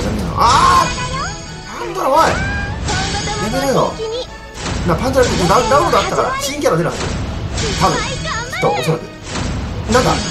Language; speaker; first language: Japanese; native; Japanese